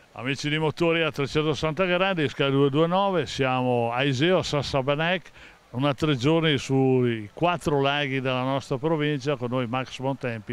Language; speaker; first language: Italian; native; Italian